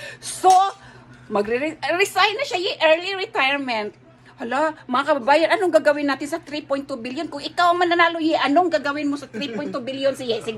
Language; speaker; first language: Filipino; non-native, local second language; Cebuano